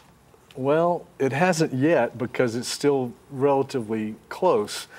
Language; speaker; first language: English; native; English